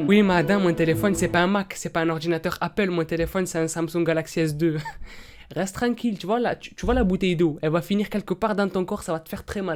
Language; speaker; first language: French; native; French